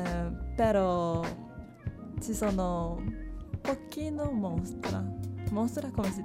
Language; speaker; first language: Italian; non-native, learner; Japanese